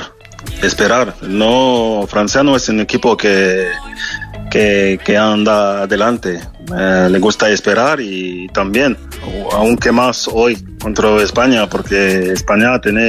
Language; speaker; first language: Spanish; non-native, fluent; French